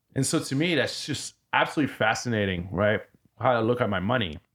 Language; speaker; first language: English; early bilingual, other home language; French